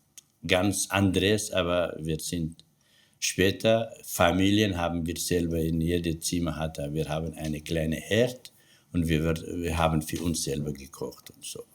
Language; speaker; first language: German; non-native, learner; Kurdish